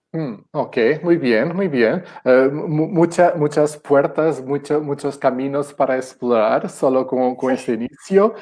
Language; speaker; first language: Spanish; non-native, fluent; Portuguese